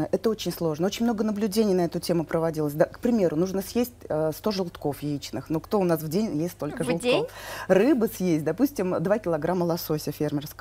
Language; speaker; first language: Russian; native; Russian